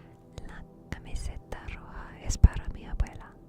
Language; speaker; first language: Spanish; non-native, learner; English